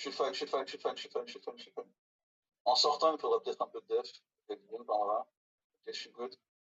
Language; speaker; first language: French; native; French